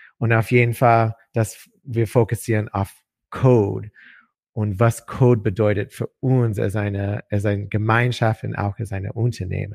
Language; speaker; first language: German; non-native, learner; English